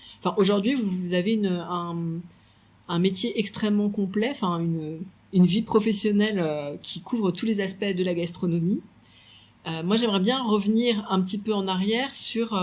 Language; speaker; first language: French; native; French